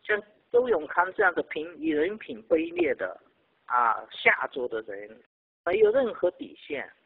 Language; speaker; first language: Chinese; native; Chinese